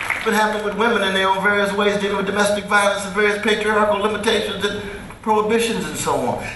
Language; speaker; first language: English; native; English